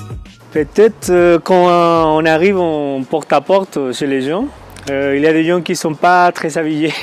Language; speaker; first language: French; non-native, fluent; Spanish